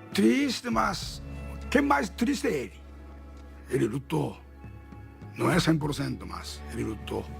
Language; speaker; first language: Portuguese; non-native, learner; Japanese